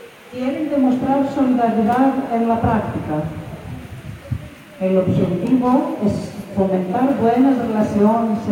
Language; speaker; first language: Spanish; non-native, fluent; Greek